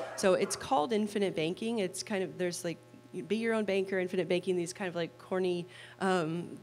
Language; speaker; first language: English; native; English